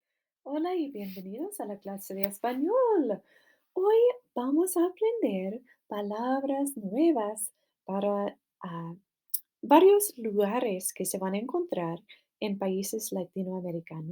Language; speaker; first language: Spanish; non-native, fluent; English